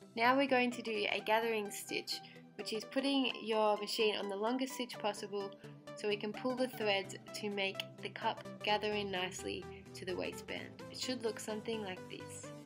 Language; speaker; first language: English; native; English